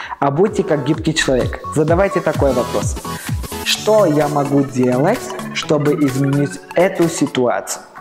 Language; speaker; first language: Russian; non-native, learner; Armenian